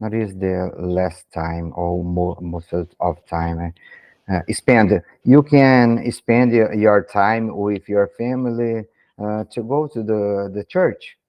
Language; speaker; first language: English; non-native, learner; Portuguese